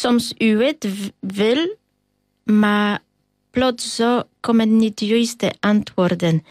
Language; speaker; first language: Dutch; non-native, learner; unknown